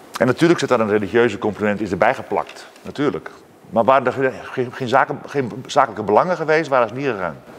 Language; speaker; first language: Dutch; non-native, local second language; Western Frisian